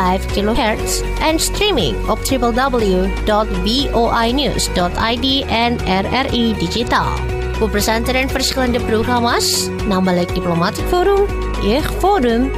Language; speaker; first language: Dutch; non-native, fluent; Indonesian